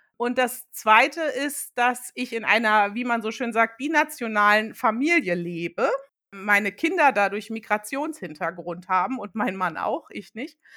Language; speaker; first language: German; early bilingual, other home language; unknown